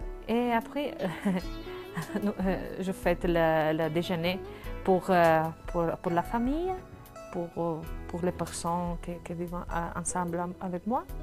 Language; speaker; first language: French; non-native, learner; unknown